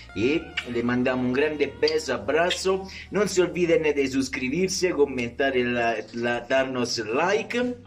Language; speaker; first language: Spanish; non-native, fluent; Italian